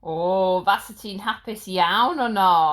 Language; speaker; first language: Welsh; non-native, learner; English